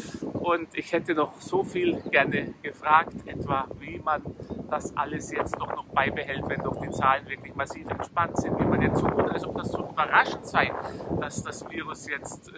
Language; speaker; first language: German; native; German